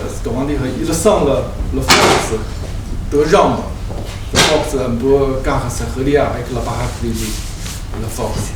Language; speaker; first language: French; non-native, learner; Chinese